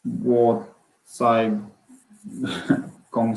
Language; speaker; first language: Chinese; non-native, learner; Swedish